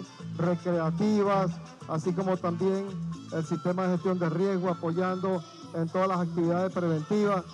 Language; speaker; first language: Spanish; native; Spanish